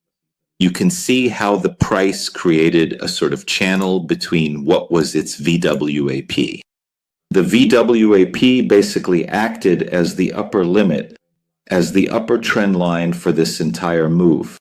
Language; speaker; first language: English; non-native, fluent; Italian